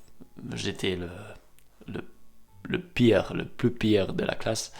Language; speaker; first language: French; non-native, learner; German